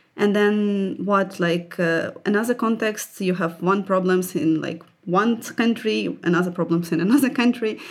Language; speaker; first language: English; non-native, fluent; Ukrainian